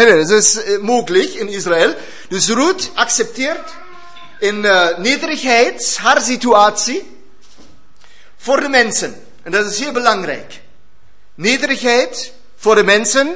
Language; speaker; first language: Dutch; non-native, learner; German